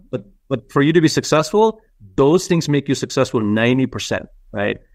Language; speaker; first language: English; non-native, local second language; Nepali